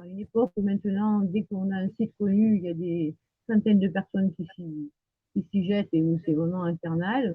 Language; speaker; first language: French; native; French